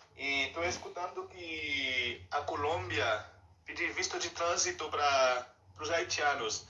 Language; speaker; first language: Portuguese; non-native, fluent; Haitian Creole